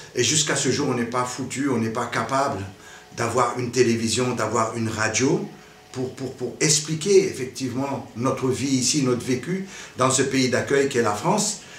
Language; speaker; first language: French; non-native, local second language; Wolof